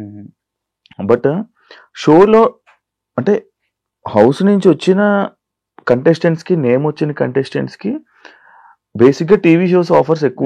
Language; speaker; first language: Telugu; native; Telugu